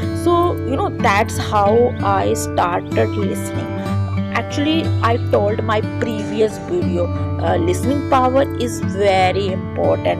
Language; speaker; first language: English; non-native, learner; Hindi